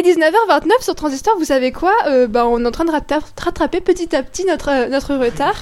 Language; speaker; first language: French; native; French